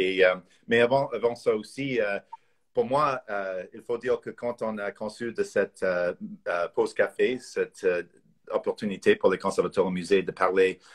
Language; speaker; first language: French; non-native, fluent; English